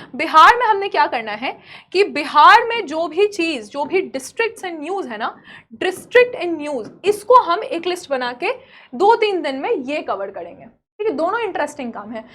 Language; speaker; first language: Hindi; native; Hindi